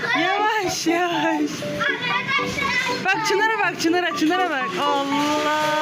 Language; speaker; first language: Turkish; native; Turkish